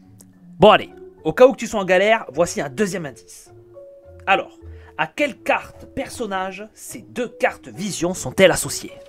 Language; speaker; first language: French; native; French